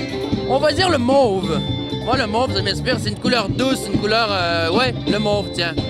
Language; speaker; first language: French; native; French